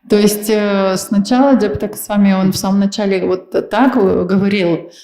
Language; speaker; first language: Russian; native; Russian